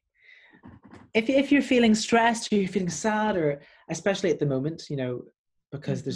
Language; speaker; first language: English; native; English